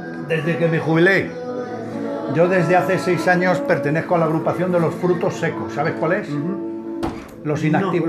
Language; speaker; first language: Spanish; native; Spanish